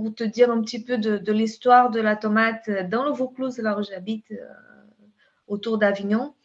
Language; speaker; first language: French; non-native, fluent; Portuguese